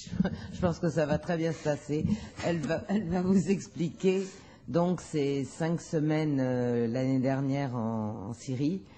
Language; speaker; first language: French; native; French